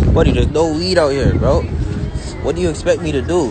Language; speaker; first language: English; native; English